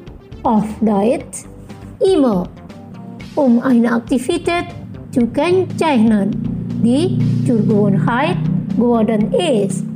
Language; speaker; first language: German; non-native, learner; Indonesian